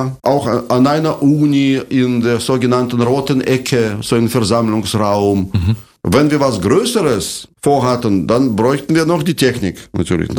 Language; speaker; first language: German; non-native, fluent; Russian